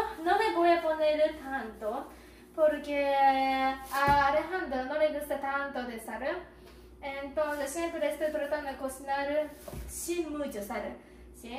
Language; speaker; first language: Spanish; non-native, learner; Japanese